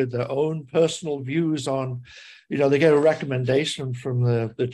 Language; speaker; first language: English; native; English